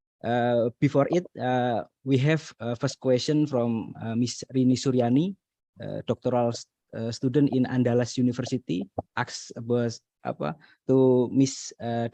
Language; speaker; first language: English; non-native, learner; Indonesian